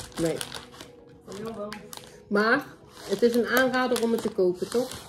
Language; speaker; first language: Dutch; native; Dutch